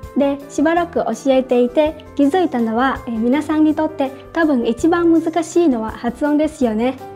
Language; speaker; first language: Japanese; non-native, fluent; Vietnamese